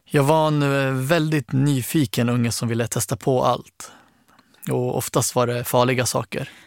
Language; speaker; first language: Swedish; early bilingual, other home language; Arabic